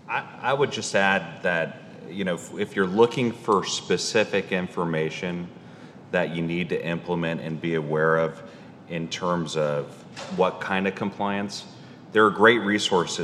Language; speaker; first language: English; native; English